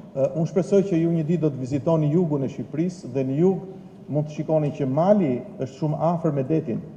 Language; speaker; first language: Albanian; native; Albanian